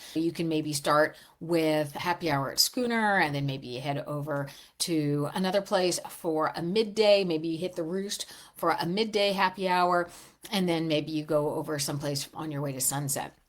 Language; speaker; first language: English; native; English